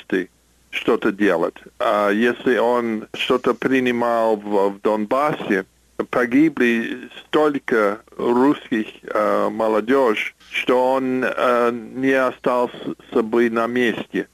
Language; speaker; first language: Russian; non-native, fluent; English